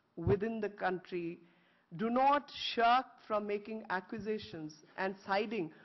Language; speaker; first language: English; non-native, local second language; Hindi